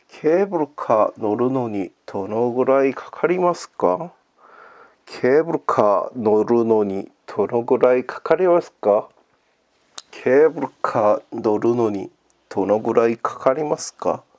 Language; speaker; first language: Japanese; non-native, learner; Korean